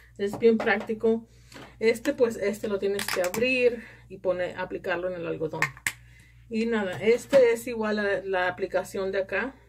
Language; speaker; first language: Spanish; early bilingual, heritage; Spanish